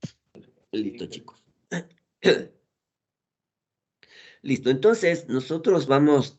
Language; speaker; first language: Spanish; native; Spanish